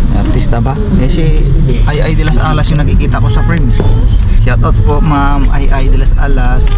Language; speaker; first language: Filipino; non-native, local second language; Cebuano